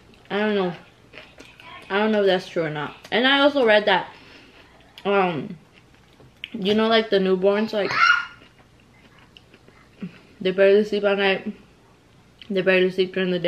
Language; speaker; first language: English; early bilingual, other home language; Spanish